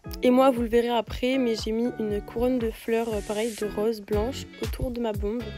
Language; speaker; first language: French; native; French